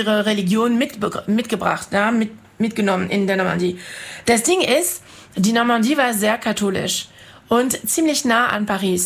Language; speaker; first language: German; non-native, fluent; French